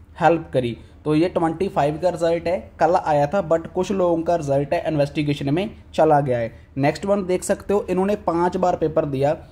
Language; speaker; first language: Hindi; non-native, local second language; Punjabi